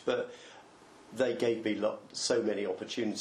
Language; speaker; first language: English; native; English